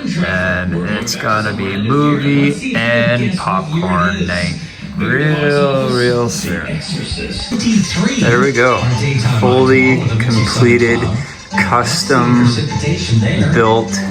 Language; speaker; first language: English; native; English